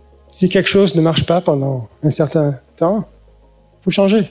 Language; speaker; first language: French; early bilingual, heritage; French